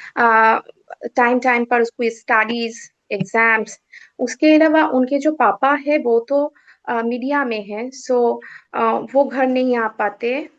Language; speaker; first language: Hindi; non-native, local second language; Bangla